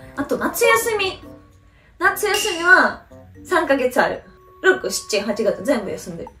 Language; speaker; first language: Japanese; non-native, fluent; Russian